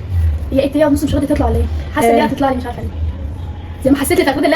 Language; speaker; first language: Arabic; native; Arabic